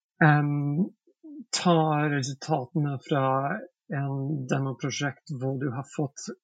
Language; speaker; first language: Norwegian; non-native, fluent; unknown